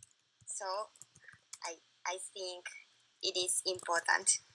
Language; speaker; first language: English; non-native, learner; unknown